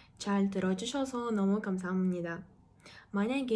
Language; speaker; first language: Korean; non-native, learner; Russian